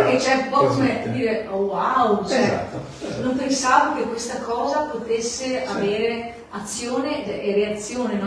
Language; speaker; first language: Italian; native; Italian